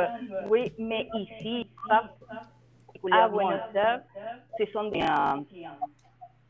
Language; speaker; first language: French; non-native, learner; Spanish